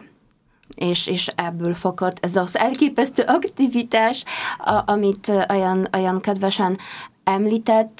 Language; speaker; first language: Hungarian; non-native, fluent; Polish